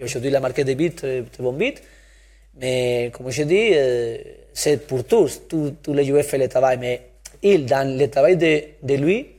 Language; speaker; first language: French; non-native, learner; Spanish